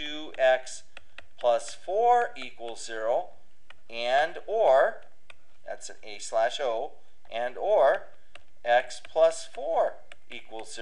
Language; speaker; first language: English; native; English